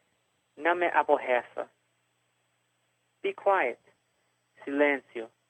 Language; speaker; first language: Portuguese; non-native, learner; English